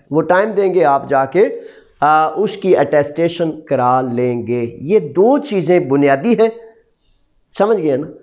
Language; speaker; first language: Urdu; non-native, local second language; Punjabi